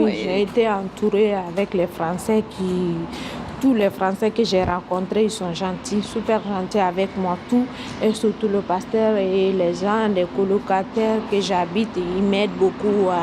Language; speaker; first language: French; non-native, local second language; Mandingo